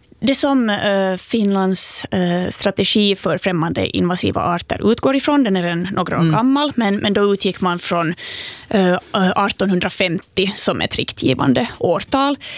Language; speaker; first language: Swedish; native; Swedish